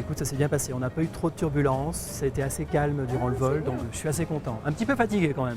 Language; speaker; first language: French; native; French